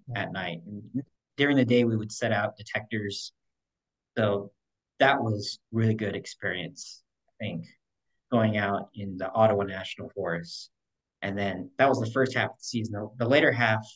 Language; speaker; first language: English; native; English